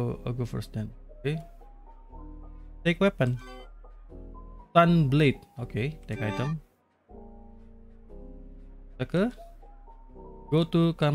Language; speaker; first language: English; non-native, learner; Indonesian